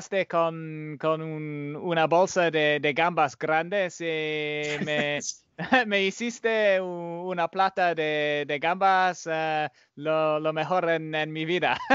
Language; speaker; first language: Spanish; non-native, fluent; English